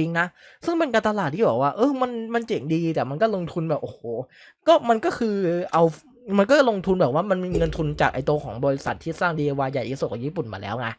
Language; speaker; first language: Thai; native; Thai